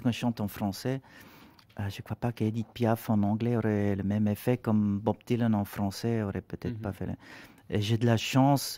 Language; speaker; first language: French; non-native, local second language; Swiss German